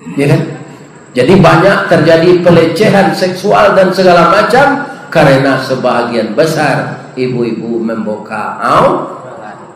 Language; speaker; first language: Malay; non-native, local second language; Minangkabau